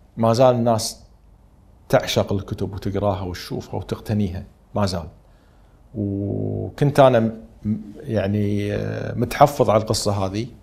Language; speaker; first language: Arabic; native; Arabic